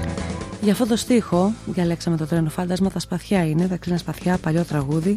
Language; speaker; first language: Greek; native; Greek